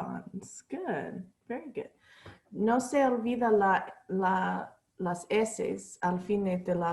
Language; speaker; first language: Spanish; non-native, learner; English